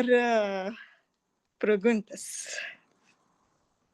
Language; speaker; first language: Spanish; non-native, learner; English